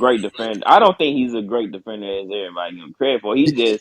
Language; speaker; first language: English; native; English